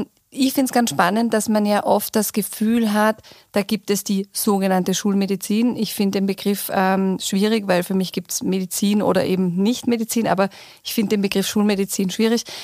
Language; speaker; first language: German; native; German